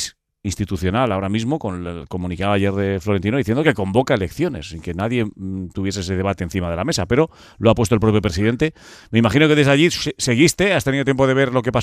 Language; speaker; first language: Spanish; native; Spanish